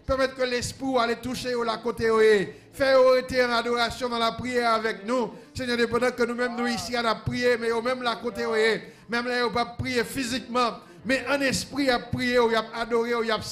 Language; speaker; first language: French; non-native, local second language; Haitian Creole